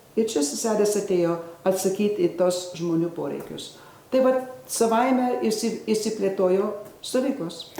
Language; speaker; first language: Lithuanian; early bilingual, heritage; Lithuanian